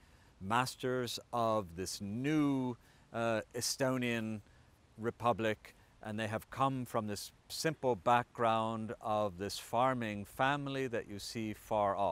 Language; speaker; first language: English; non-native, fluent; Estonian